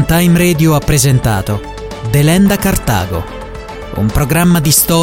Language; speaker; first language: Italian; native; Italian